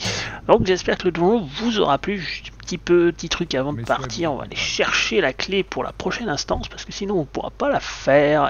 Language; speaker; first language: French; native; French